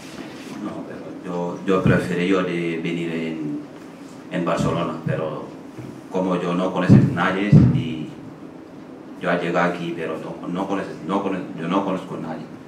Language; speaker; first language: Spanish; non-native, learner; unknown